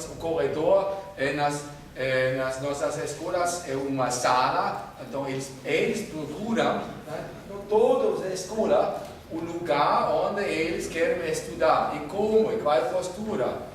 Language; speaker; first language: Portuguese; non-native, fluent; German